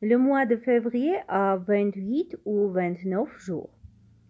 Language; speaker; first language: French; non-native, fluent; Armenian